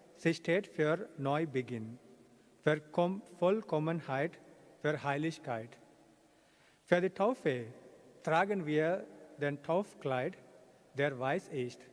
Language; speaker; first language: German; non-native, fluent; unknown